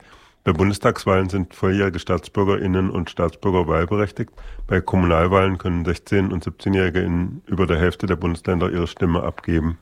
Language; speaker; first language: German; native; German